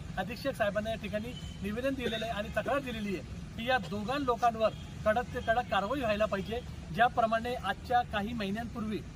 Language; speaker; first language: Marathi; non-native, local second language; Urdu